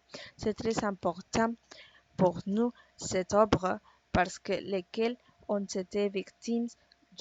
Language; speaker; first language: French; non-native, learner; Spanish